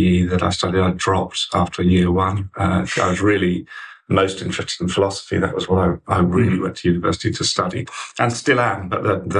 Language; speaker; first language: English; native; English